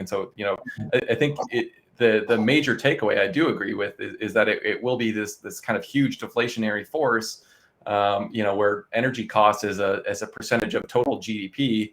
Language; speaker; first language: English; native; English